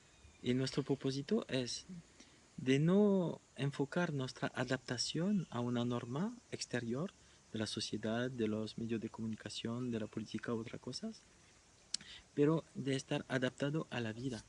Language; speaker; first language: Spanish; non-native, fluent; French